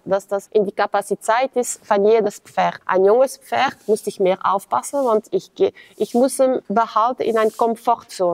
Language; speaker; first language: German; non-native, fluent; French